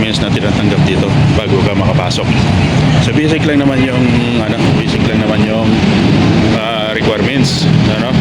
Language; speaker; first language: Filipino; native; Filipino